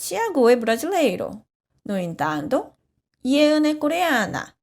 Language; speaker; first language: Portuguese; non-native, fluent; Korean